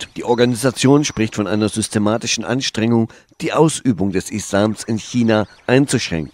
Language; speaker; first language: German; native; German